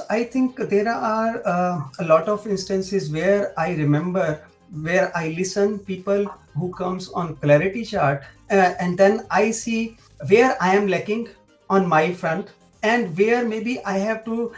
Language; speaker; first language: English; non-native, local second language; Hindi